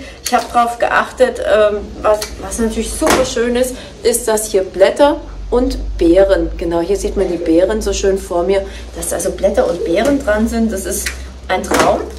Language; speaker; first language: German; native; German